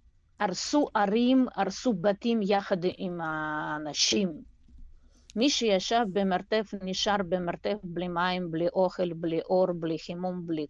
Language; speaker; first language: Hebrew; non-native, fluent; Russian